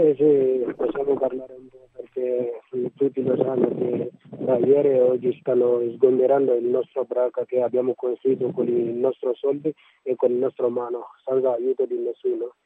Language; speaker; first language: Italian; non-native, learner; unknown